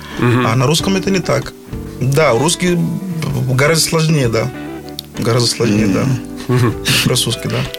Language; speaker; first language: Russian; non-native, fluent; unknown